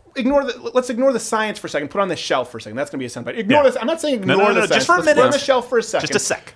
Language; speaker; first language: English; native; English